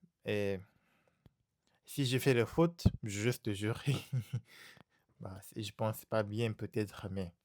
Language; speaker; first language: French; non-native, learner; Japanese